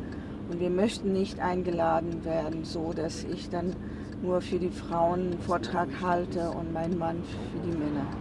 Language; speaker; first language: German; non-native, fluent; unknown